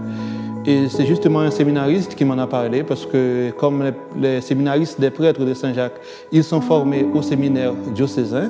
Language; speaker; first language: French; non-native, local second language; Haitian Creole